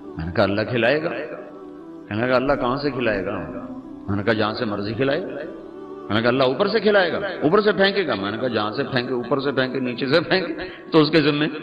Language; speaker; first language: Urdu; non-native, local second language; Punjabi